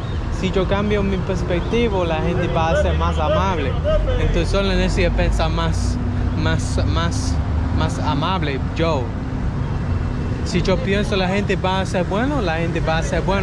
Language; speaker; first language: Spanish; non-native, learner; English